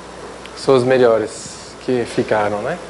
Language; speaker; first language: Portuguese; non-native, fluent; French